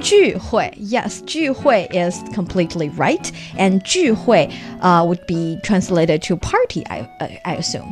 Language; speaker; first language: English; non-native, fluent; Chinese